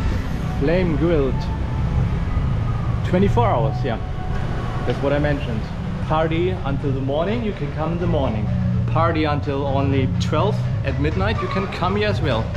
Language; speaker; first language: English; non-native, fluent; German